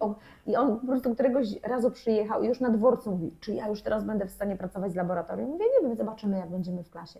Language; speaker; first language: Polish; native; Polish